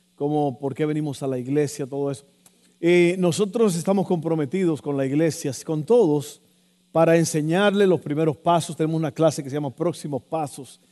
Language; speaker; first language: Spanish; native; Spanish